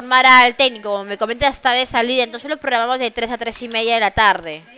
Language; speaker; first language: Spanish; native; Spanish